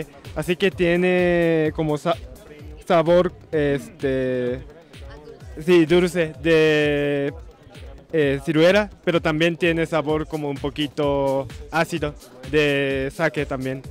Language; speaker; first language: Spanish; non-native, learner; Japanese